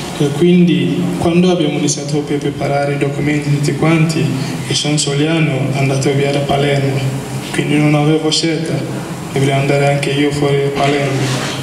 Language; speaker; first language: Italian; non-native, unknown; Akan